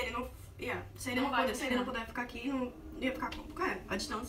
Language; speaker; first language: Portuguese; native; Portuguese